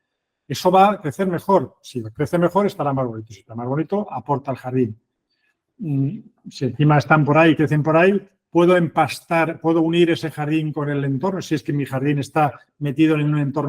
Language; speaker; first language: Spanish; native; Spanish